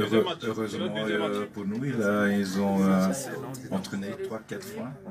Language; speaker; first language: French; non-native, learner; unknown